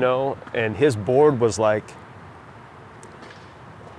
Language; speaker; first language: English; native; English